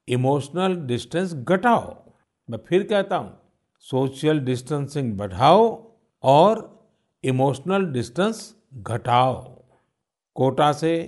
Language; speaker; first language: Hindi; non-native, local second language; Gujarati